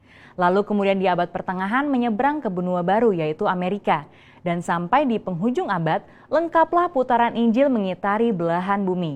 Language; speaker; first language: Indonesian; native; Indonesian